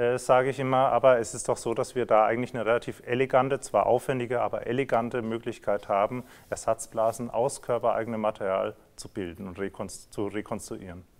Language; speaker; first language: German; native; German